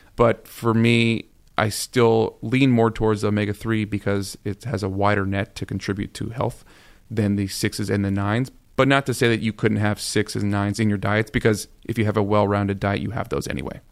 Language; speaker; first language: English; native; English